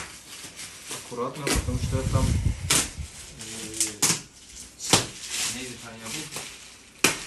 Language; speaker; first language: Russian; non-native, learner; Turkish